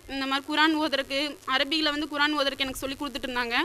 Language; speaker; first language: Tamil; native; Tamil